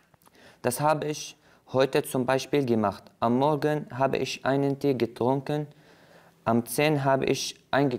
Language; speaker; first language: German; non-native, learner; Arabic